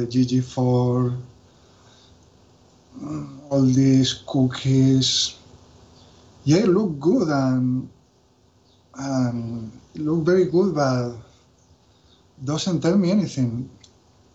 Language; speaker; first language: English; non-native, fluent; Spanish